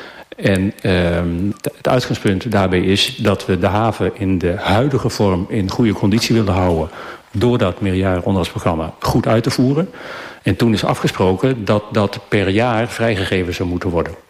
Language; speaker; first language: Dutch; native; Dutch